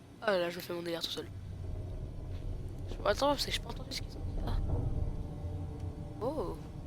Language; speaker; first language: French; native; French